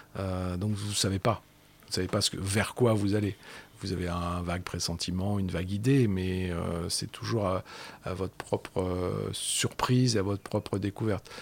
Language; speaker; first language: French; native; French